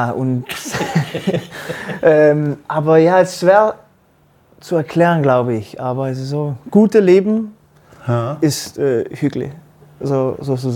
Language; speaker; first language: German; non-native, learner; Danish